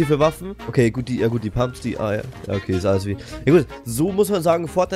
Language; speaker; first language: German; native; German